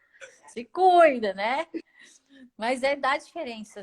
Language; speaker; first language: Portuguese; native; Portuguese